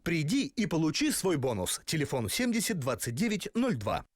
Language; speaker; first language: Russian; native; Russian